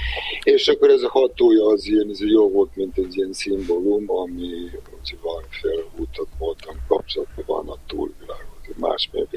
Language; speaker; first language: Hungarian; non-native, fluent; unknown